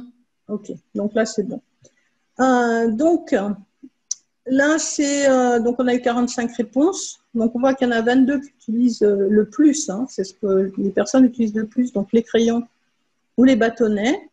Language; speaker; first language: French; native; French